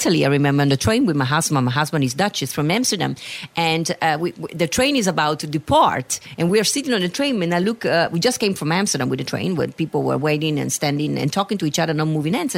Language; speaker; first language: English; non-native, fluent; Italian